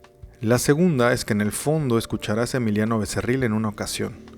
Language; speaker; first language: Spanish; native; Spanish